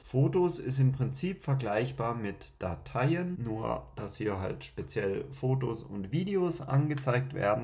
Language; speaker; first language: German; native; German